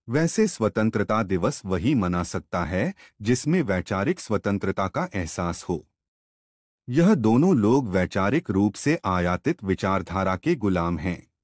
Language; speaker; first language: Hindi; native; Hindi